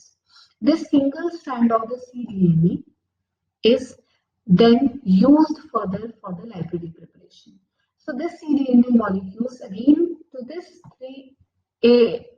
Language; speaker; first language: English; non-native, local second language; Hindi